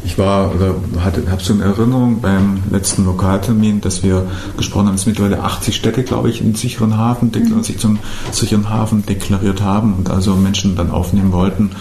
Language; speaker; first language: German; native; German